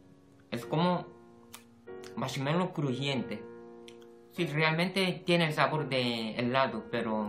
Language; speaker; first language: Spanish; non-native, fluent; Korean